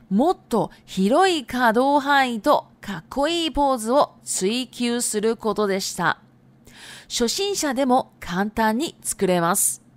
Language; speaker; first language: Japanese; non-native, fluent; Chinese